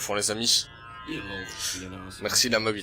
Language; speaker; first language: French; native; French